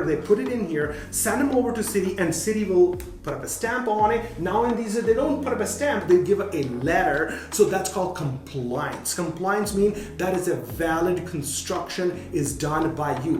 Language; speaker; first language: English; non-native, fluent; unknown